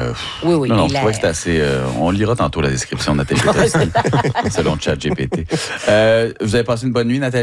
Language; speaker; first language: French; native; French